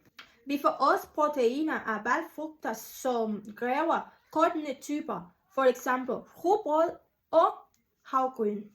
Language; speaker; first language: Danish; non-native, learner; Spanish